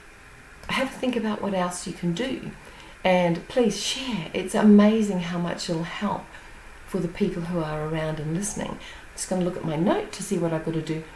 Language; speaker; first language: English; native; English